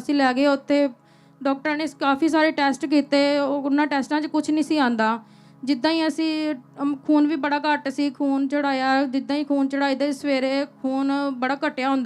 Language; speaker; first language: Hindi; non-native, local second language; Punjabi